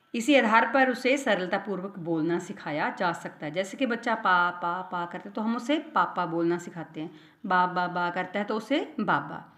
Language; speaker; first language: Hindi; non-native, local second language; Punjabi